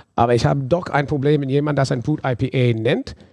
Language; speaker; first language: German; non-native, fluent; English